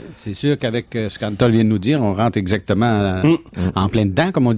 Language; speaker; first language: French; native; French